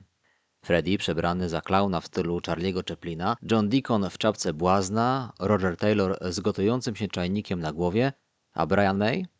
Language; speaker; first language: Polish; native; Polish